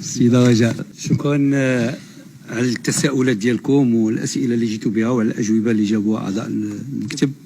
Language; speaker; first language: Arabic; native; Arabic